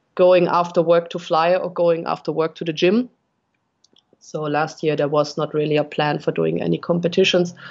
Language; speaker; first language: English; non-native, fluent; German